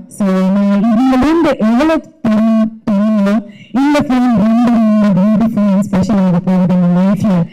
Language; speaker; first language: Tamil; non-native, learner; English